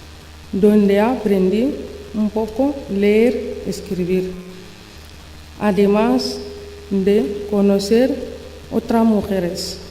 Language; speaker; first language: Spanish; non-native, learner; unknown